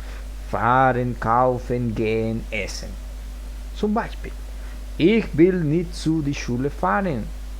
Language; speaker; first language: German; non-native, fluent; Spanish